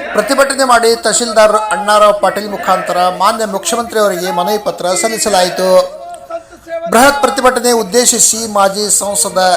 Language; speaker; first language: Kannada; native; Kannada